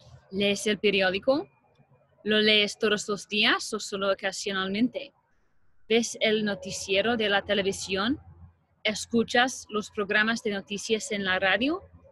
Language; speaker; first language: Spanish; non-native, fluent; English